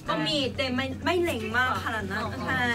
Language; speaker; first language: Thai; non-native, learner; Korean